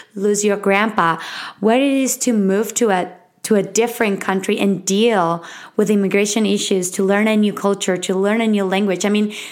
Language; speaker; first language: English; non-native, fluent; Spanish